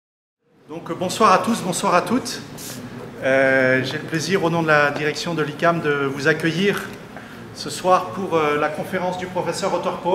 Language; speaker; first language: French; native; French